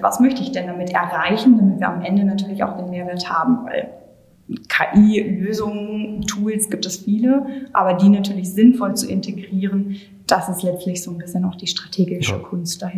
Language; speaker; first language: German; native; German